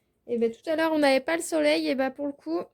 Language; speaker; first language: French; native; French